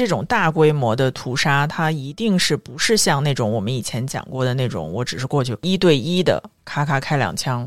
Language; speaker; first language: Chinese; native; Chinese